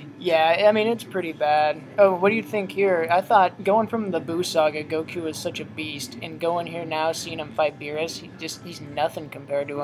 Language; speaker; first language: English; native; English